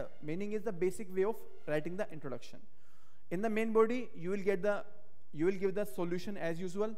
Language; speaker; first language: English; non-native, local second language; Hindi